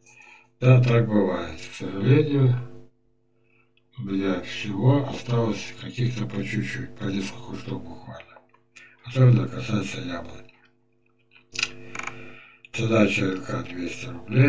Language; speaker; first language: Russian; native; Russian